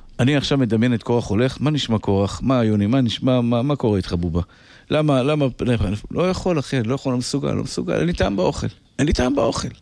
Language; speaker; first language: Hebrew; native; Hebrew